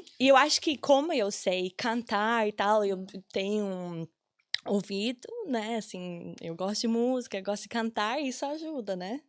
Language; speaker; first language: Portuguese; non-native, fluent; English